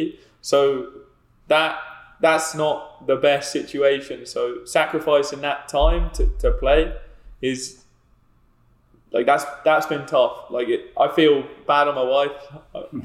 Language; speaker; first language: English; native; English